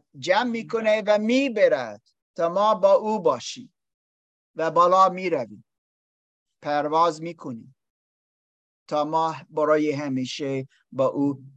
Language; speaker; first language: Persian; non-native, learner; English